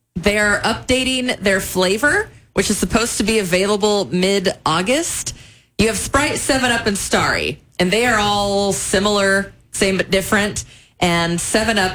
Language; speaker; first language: English; native; English